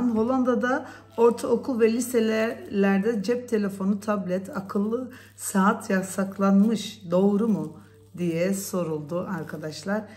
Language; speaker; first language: Turkish; early bilingual, heritage; Turkish